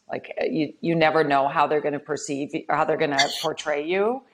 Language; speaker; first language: English; native; English